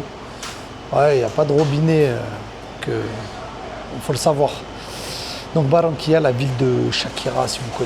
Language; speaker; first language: French; native; French